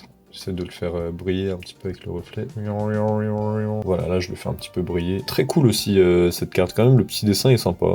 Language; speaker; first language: French; native; French